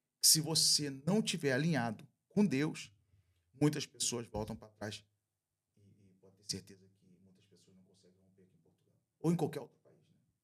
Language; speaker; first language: Portuguese; native; Portuguese